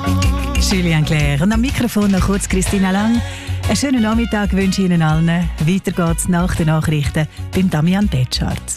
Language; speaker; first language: German; native; German